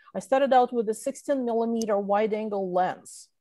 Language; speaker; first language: English; non-native, fluent; Russian